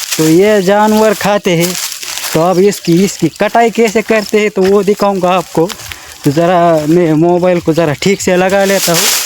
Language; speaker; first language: Hindi; non-native, local second language; Marathi